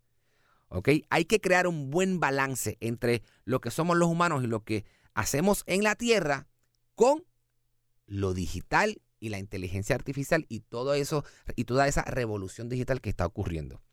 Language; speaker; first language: Spanish; native; Spanish